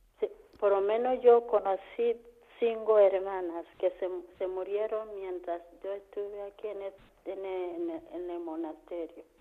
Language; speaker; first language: Spanish; non-native, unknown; Kamba